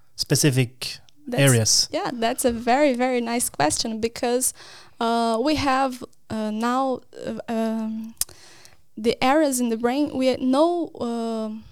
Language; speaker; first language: English; non-native, fluent; Portuguese